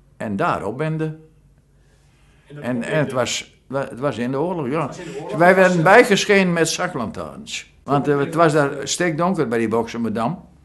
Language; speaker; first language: Dutch; native; Dutch